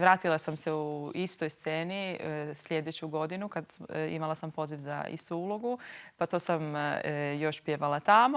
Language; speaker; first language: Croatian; non-native, local second language; Albanian